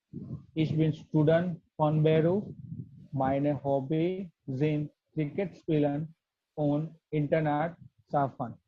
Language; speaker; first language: German; non-native, learner; Gujarati